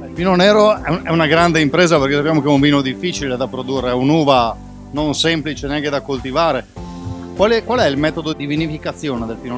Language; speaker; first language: Italian; native; Italian